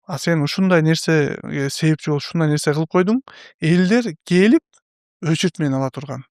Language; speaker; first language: Kyrgyz; non-native, local second language; Uzbek